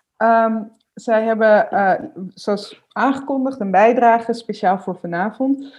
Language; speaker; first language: Dutch; native; Dutch